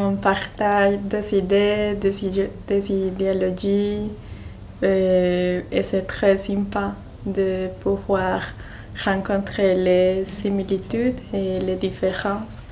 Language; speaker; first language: French; non-native, learner; Spanish